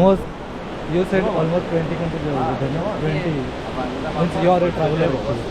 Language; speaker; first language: English; non-native, local second language; Hindi